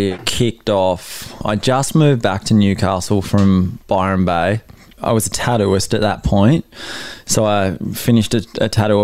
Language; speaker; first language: English; native; English